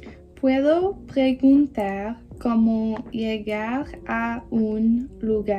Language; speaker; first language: Spanish; non-native, learner; English